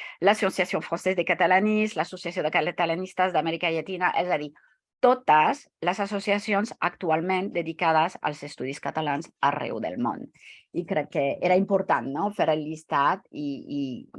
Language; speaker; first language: Catalan; non-native, fluent; French